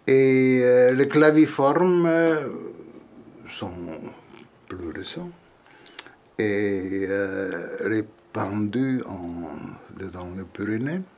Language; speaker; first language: French; non-native, fluent; German